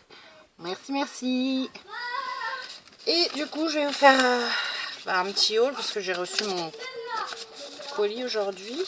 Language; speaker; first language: French; native; French